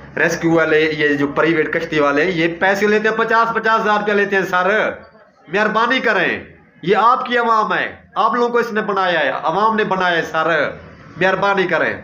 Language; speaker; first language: Urdu; non-native, local second language; Saraiki